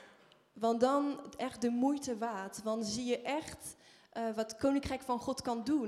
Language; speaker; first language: Dutch; non-native, fluent; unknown